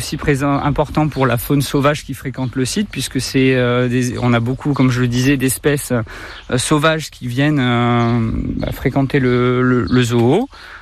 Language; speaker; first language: French; native; French